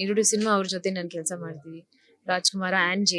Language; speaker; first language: Kannada; non-native, learner; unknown